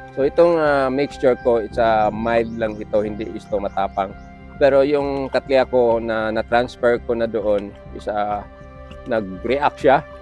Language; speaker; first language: Filipino; non-native, local second language; Cebuano